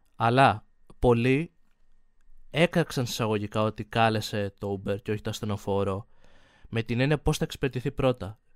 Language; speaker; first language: Greek; native; Greek